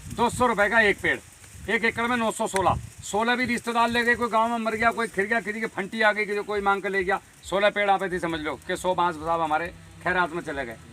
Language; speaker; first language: Hindi; native; Hindi